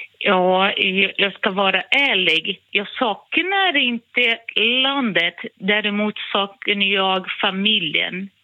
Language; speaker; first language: Swedish; non-native, fluent; Portuguese